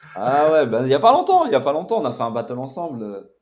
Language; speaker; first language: French; native; French